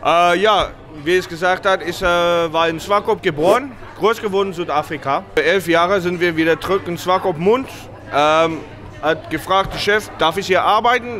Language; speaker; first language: German; non-native, fluent; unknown